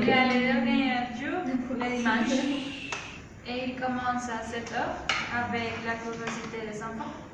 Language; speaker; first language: French; non-native, learner; Spanish